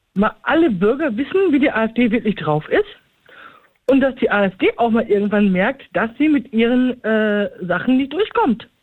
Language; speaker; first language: German; native; German